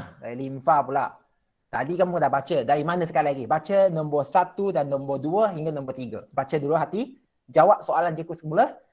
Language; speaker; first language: Malay; non-native, local second language; Chinese